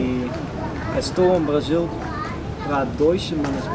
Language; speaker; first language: Portuguese; non-native, learner; Dutch